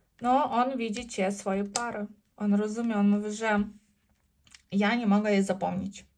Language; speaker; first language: Polish; non-native, learner; Ukrainian